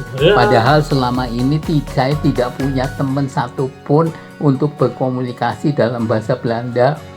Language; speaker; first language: Indonesian; non-native, local second language; Dutch